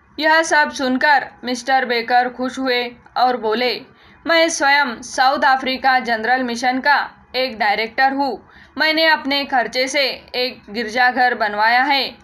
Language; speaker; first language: Hindi; non-native, local second language; Marathi